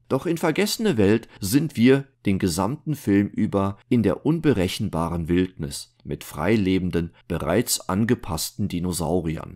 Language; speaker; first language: German; native; German